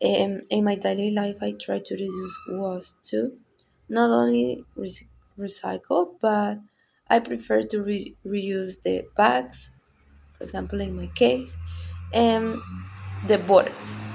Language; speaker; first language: English; non-native, learner; Spanish